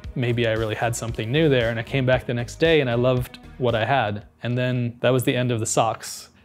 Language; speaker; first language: English; native; English